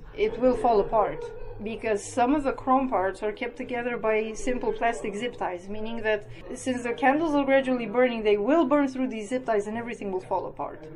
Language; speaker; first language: English; non-native, fluent; Romanian